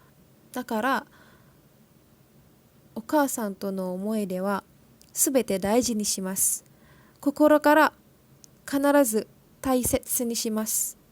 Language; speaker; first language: Japanese; non-native, learner; Malay